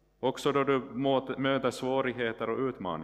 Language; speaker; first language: Swedish; non-native, local second language; Finnish